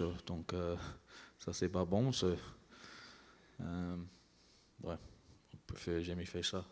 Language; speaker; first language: French; non-native, learner; English